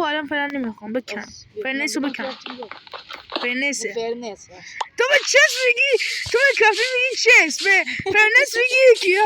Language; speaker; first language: Persian; native; Persian